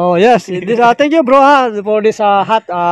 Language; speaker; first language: English; non-native, learner; Filipino